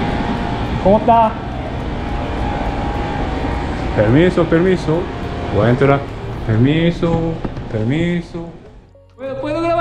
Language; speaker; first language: Spanish; non-native, learner; Japanese